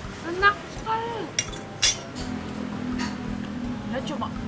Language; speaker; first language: Indonesian; non-native, learner; Japanese